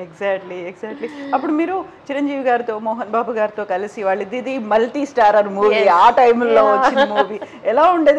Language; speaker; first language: Telugu; native; Telugu